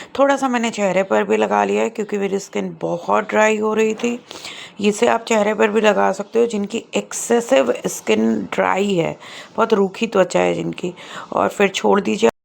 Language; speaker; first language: Hindi; non-native, local second language; Bangla